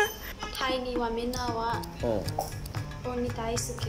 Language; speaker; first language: Japanese; non-native, learner; Burmese